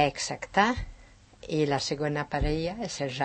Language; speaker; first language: Catalan; non-native, learner; French